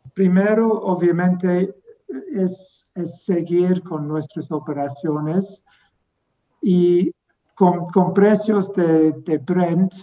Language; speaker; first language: Spanish; non-native, fluent; English